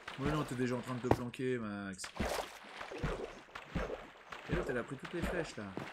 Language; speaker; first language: French; native; French